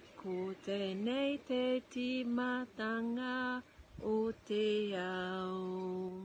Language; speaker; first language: Māori; non-native, learner; Spanish